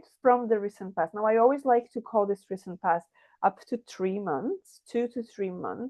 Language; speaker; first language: English; non-native, fluent; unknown